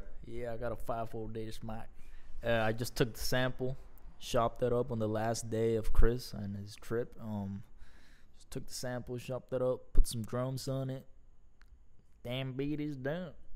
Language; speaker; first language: English; non-native, local second language; Spanish